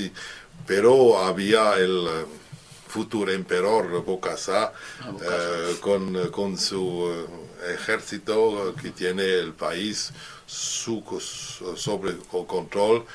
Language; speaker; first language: Spanish; non-native, learner; French